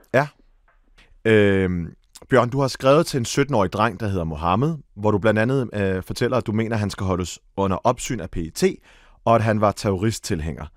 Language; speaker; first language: Danish; native; Danish